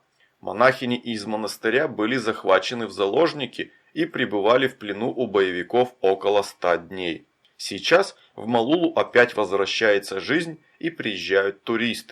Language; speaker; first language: Russian; native; Russian